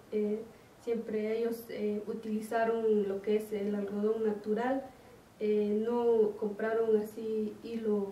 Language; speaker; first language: Spanish; non-native, local second language; Kaqchikel